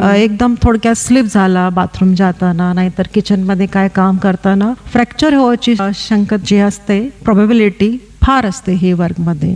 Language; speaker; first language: Marathi; non-native, local second language; Kannada